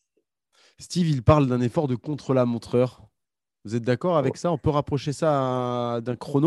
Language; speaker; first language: French; native; French